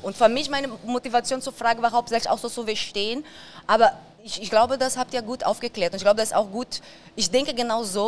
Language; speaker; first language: German; non-native, fluent; Portuguese